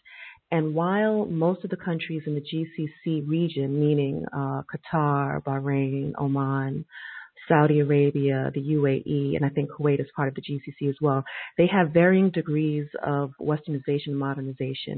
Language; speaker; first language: English; native; English